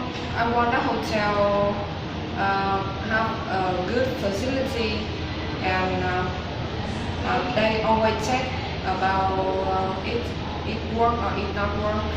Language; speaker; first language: English; non-native, learner; Vietnamese